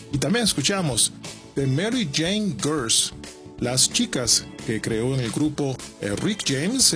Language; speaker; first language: Spanish; native; Spanish